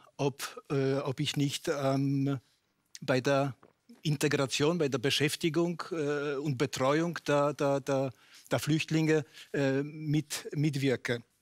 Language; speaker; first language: German; non-native, fluent; Polish